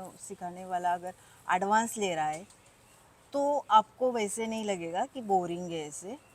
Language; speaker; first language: Hindi; non-native, local second language; Marathi